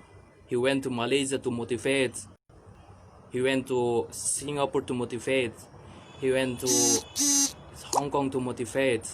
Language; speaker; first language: English; non-native, learner; Indonesian